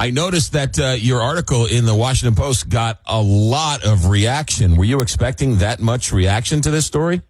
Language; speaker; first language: English; native; English